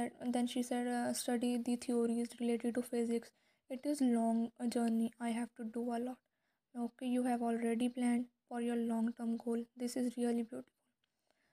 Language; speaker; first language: English; non-native, local second language; Hindi